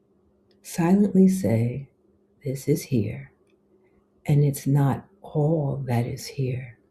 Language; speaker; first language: English; native; English